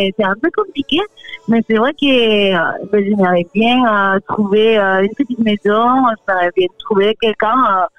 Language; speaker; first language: French; non-native, fluent; Spanish